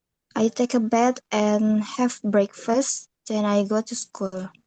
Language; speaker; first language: English; non-native, learner; Indonesian